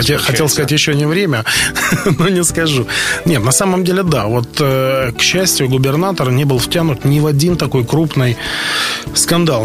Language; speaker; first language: Russian; native; Russian